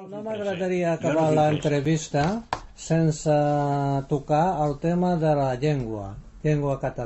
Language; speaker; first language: Catalan; non-native, fluent; Japanese